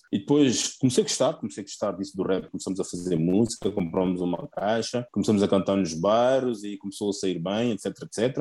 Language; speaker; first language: Portuguese; early bilingual, other home language; Upper Guinea Crioulo